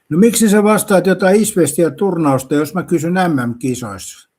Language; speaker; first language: Finnish; native; Finnish